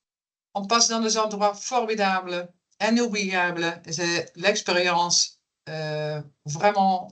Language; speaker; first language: French; non-native, fluent; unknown